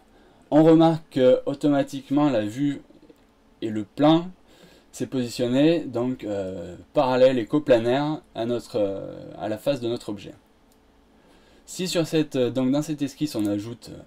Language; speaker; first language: French; native; French